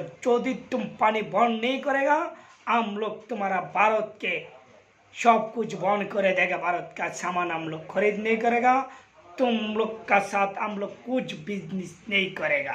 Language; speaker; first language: Hindi; non-native, learner; Bangla